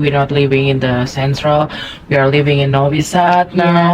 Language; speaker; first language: English; non-native, fluent; Indonesian